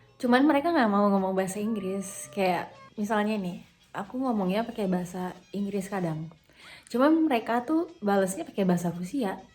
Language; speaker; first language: Indonesian; native; Indonesian